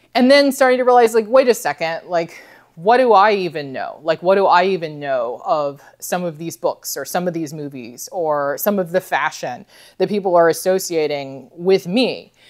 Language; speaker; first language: English; native; English